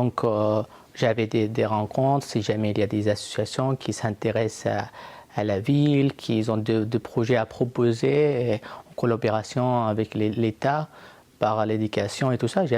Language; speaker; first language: French; non-native, fluent; Arabic